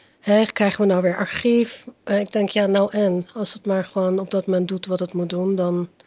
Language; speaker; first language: Dutch; early bilingual, other home language; Persian